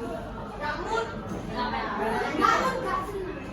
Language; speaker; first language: Indonesian; native; Indonesian